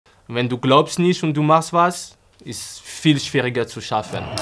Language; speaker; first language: German; non-native, fluent; French